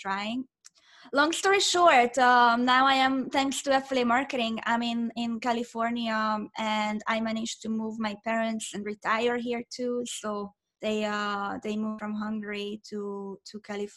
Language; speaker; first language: English; non-native, fluent; Hungarian